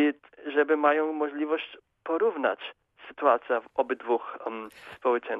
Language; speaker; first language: Polish; non-native, fluent; German